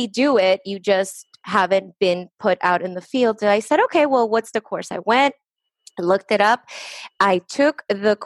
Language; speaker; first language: English; early bilingual, other home language; Spanish